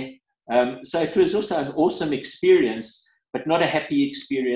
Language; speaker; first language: English; native; English